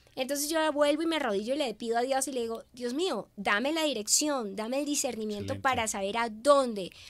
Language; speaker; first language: Spanish; native; Spanish